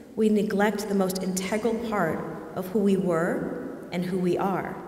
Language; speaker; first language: English; native; English